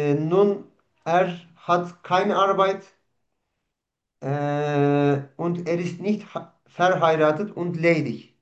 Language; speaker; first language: German; non-native, fluent; Turkish